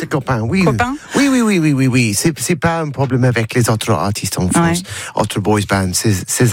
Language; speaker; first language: French; non-native, learner; English